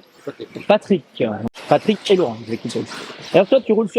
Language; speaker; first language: French; native; French